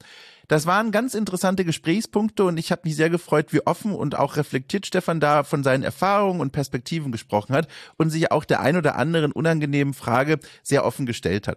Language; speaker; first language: German; native; German